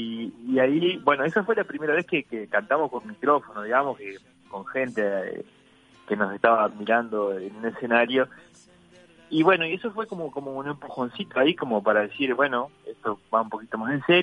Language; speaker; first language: Spanish; native; Spanish